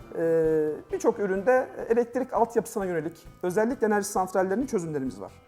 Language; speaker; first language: Turkish; native; Turkish